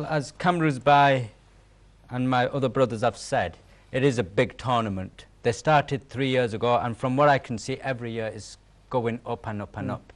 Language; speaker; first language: English; native; English